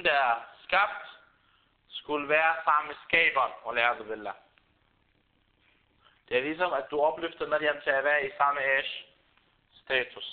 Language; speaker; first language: Danish; non-native, fluent; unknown